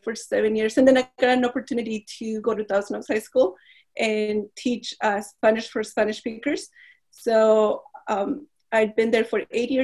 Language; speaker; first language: English; non-native, fluent; Spanish